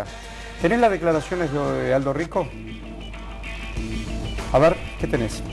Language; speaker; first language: Spanish; native; Spanish